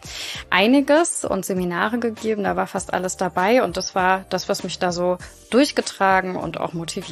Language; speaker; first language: German; native; German